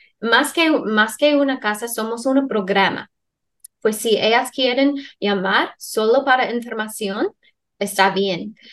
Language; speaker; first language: Spanish; non-native, fluent; English